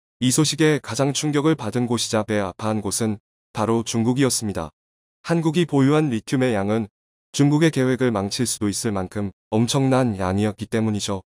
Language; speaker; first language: Korean; native; Korean